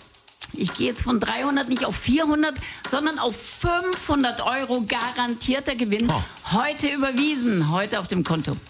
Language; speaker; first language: German; native; German